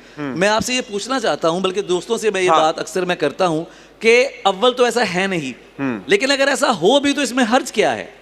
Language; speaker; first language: Urdu; non-native, local second language; Punjabi